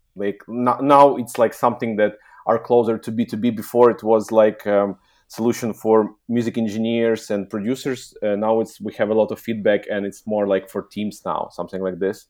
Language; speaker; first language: English; non-native, learner; Ukrainian